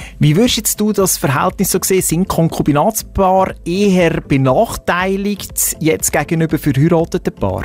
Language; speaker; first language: German; native; German